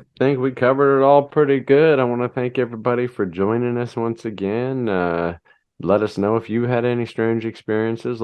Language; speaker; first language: English; native; English